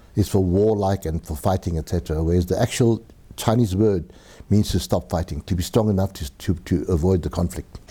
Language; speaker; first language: English; native; English